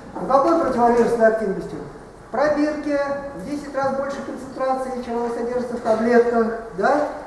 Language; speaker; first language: Russian; native; Russian